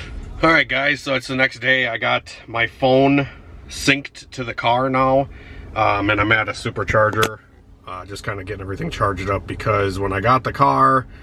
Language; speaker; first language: English; native; English